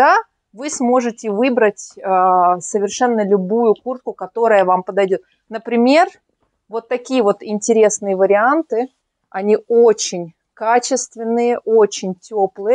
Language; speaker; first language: Russian; native; Russian